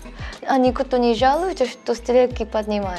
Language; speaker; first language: Russian; non-native, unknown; Korean